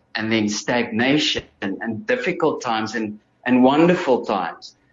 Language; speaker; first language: English; non-native, local second language; Afrikaans